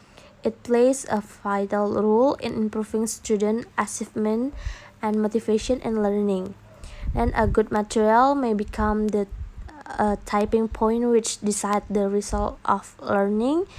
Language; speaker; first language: English; non-native, learner; Indonesian